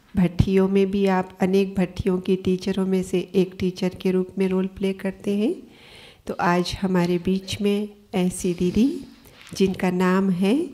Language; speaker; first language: Hindi; native; Hindi